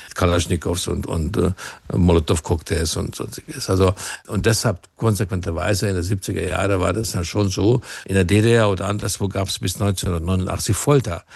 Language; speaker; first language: German; non-native, fluent; Hungarian